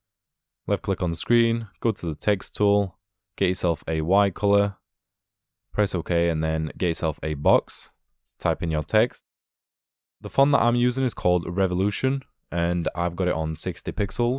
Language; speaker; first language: English; native; English